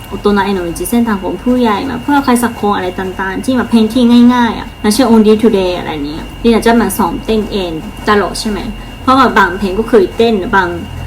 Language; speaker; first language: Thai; non-native, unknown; Japanese